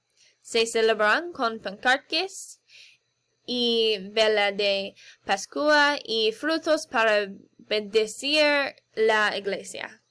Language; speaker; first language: Spanish; non-native, learner; English